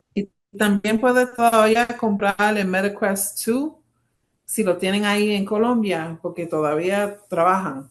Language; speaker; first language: Spanish; early bilingual, heritage; Spanish